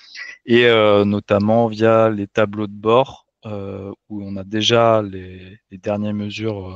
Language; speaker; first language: French; native; French